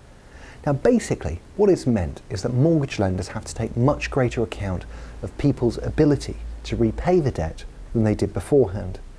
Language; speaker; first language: English; native; English